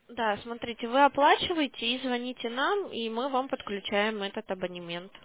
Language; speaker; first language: Russian; native; Russian